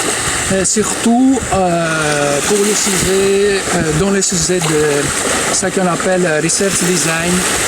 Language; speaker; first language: French; non-native, fluent; Greek